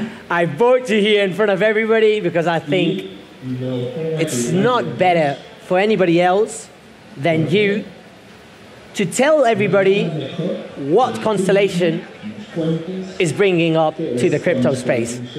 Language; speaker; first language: English; non-native, learner; Spanish